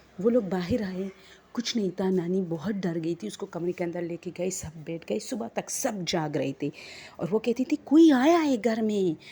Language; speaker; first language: Urdu; non-native, local second language; Pashto